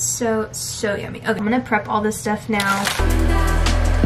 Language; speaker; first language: English; native; English